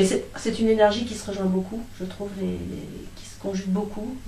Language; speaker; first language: French; native; French